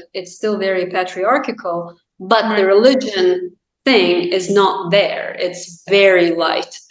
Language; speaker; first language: English; non-native, fluent; Azerbaijani